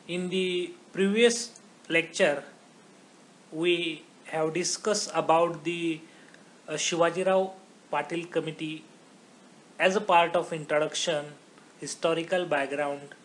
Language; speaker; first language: English; non-native, local second language; Marathi